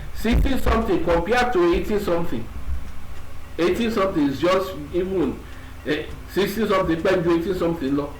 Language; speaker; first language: English; non-native, local second language; Yoruba